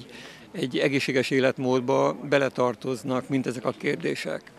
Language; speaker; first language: Hungarian; native; Hungarian